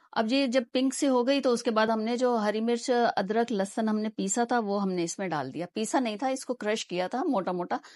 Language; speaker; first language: Hindi; native; Hindi